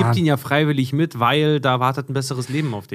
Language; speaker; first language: German; native; German